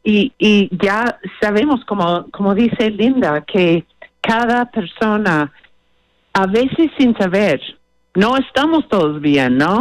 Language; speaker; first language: Spanish; non-native, fluent; English